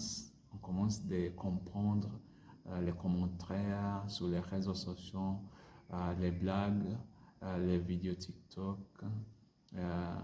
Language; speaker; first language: French; non-native, learner; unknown